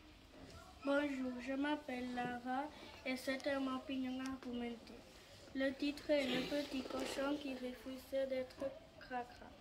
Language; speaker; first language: French; non-native, learner; Catalan